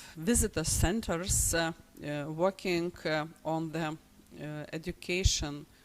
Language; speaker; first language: English; non-native, fluent; Lithuanian